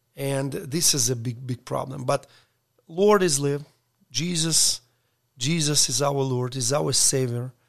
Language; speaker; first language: English; non-native, learner; Ukrainian